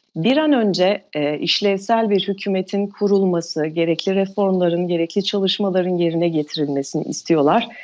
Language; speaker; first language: Turkish; non-native, local second language; Albanian